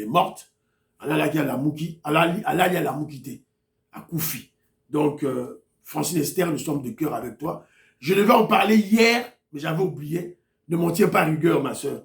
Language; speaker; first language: French; non-native, local second language; Lingala